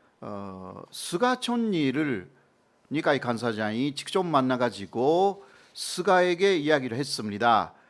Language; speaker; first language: Korean; non-native, fluent; Japanese